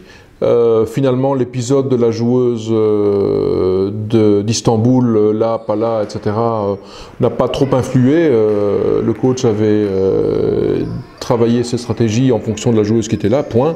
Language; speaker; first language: French; native; French